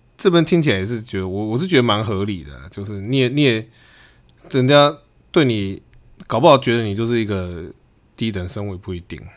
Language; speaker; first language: Chinese; native; Chinese